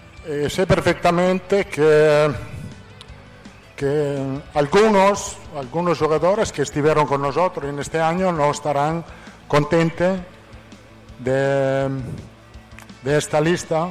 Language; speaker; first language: Portuguese; non-native, fluent; Italian